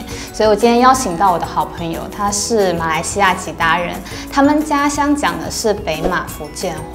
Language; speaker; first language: Chinese; native; Chinese